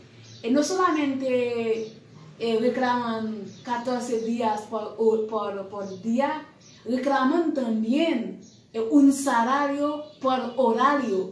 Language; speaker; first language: Spanish; non-native, learner; Haitian Creole